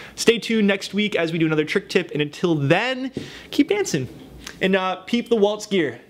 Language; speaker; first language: English; native; English